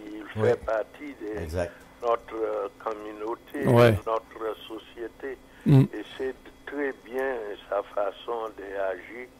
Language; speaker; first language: French; non-native, fluent; English